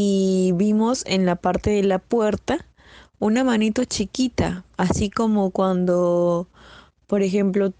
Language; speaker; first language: Spanish; native; Spanish